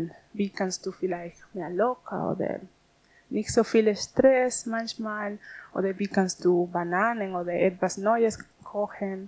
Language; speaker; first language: German; non-native, learner; Spanish